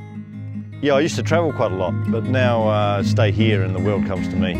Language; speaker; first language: English; native; English